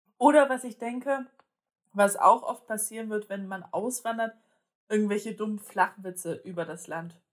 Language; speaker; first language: German; early bilingual, other home language; Polish